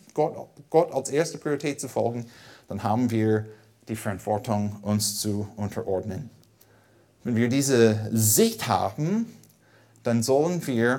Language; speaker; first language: German; non-native, fluent; English